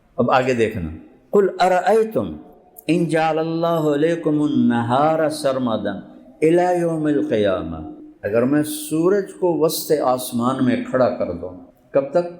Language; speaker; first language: Urdu; non-native, local second language; Punjabi